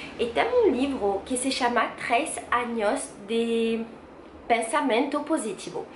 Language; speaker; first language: Portuguese; non-native, learner; French